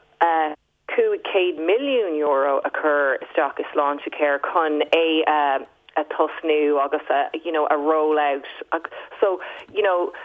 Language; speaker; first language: Irish; non-native, local second language; English